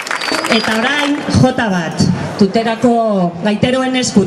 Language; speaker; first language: Basque; non-native, local second language; Spanish